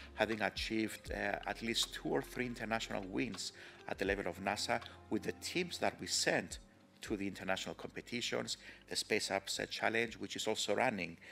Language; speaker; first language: English; non-native, fluent; Greek